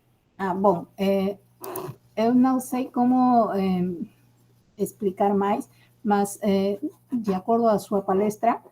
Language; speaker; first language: Portuguese; non-native, learner; Spanish